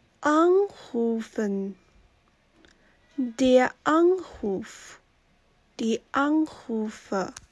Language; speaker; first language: German; non-native, fluent; Chinese